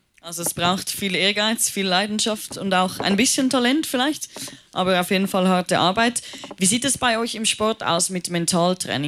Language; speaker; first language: German; native; German